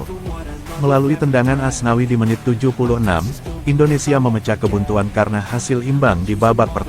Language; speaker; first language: Indonesian; native; Indonesian